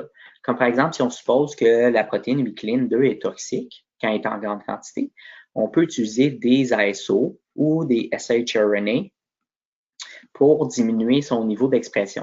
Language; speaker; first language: French; native; French